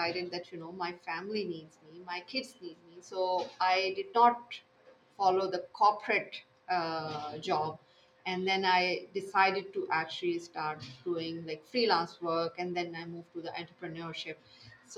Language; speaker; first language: English; non-native, local second language; Urdu